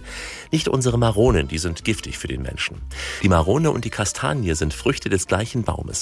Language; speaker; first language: German; native; German